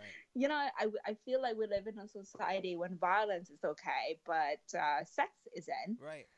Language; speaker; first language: English; non-native, fluent; Vietnamese